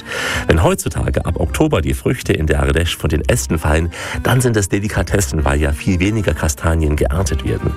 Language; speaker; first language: German; native; German